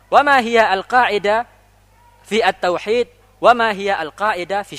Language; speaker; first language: Arabic; non-native, fluent; Indonesian